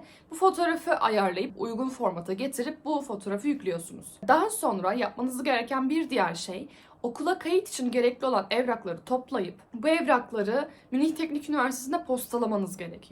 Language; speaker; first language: Turkish; native; Turkish